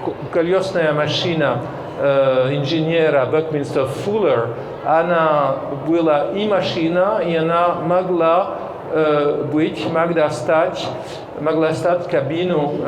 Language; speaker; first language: Russian; non-native, fluent; French